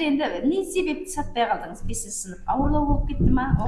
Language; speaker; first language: Kazakh; native; Kazakh